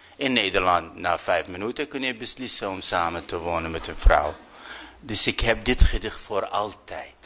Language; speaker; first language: Dutch; non-native, fluent; Arabic